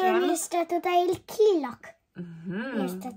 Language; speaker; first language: Polish; early bilingual, heritage; Polish